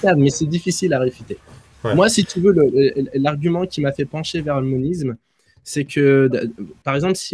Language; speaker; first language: French; native; French